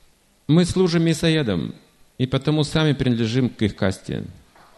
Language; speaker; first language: Russian; native; Russian